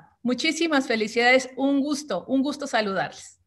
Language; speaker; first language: Spanish; native; Spanish